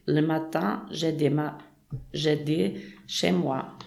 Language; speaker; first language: French; non-native, learner; Portuguese